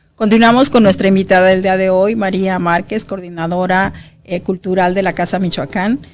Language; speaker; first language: Spanish; native; Spanish